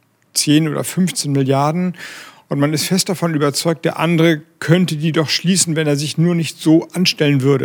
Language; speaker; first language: German; native; German